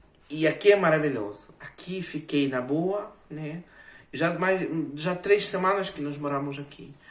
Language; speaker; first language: Portuguese; non-native, fluent; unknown